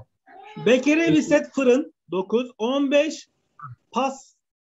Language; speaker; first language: English; non-native, learner; Arabic